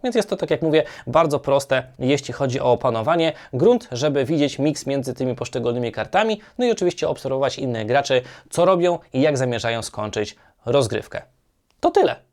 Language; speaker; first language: Polish; native; Polish